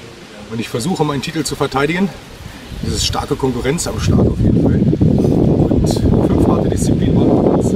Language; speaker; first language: German; native; German